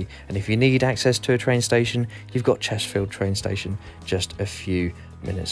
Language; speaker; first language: English; native; English